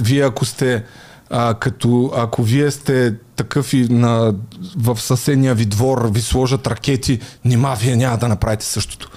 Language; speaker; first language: Bulgarian; native; Bulgarian